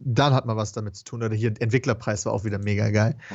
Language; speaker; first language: German; native; German